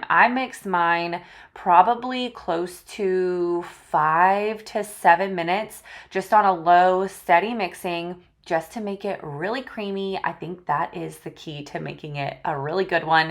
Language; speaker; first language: English; native; English